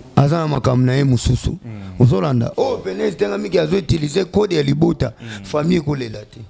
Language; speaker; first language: Lingala; non-native, local second language; Kongo